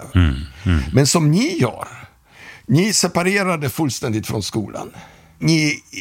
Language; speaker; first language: Swedish; non-native, fluent; Polish